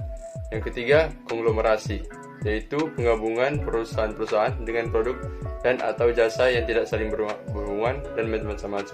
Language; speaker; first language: Indonesian; native; Indonesian